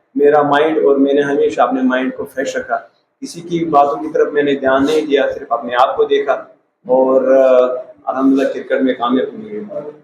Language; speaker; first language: Hindi; non-native, local second language; Kashmiri